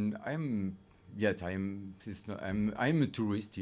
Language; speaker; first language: English; non-native, learner; French